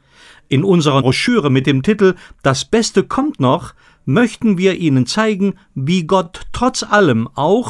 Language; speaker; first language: German; native; German